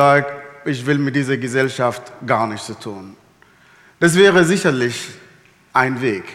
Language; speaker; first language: German; non-native, fluent; Arabic